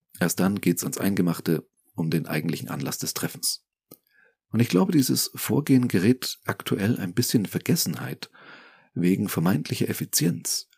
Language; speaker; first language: German; native; German